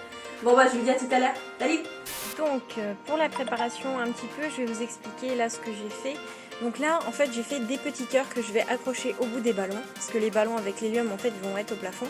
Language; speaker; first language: French; native; French